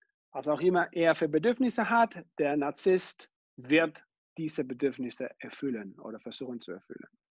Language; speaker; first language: German; non-native, fluent; Spanish